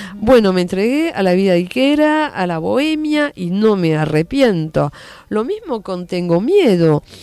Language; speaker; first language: Spanish; non-native, fluent; French